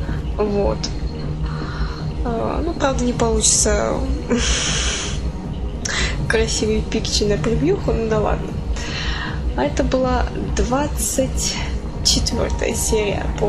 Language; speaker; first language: Russian; native; Russian